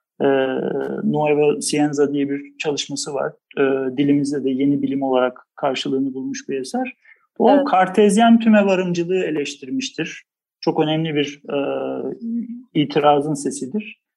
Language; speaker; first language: Turkish; native; Turkish